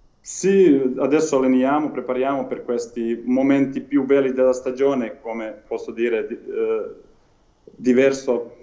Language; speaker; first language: Italian; non-native, learner; Serbian